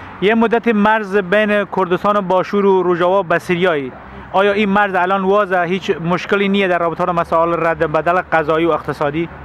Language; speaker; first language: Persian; non-native, local second language; Kurdish